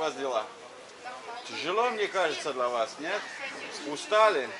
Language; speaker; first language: Russian; non-native, learner; English